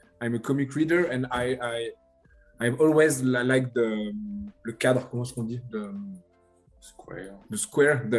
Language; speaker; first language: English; non-native, learner; French